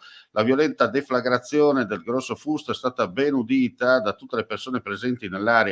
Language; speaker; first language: Italian; native; Italian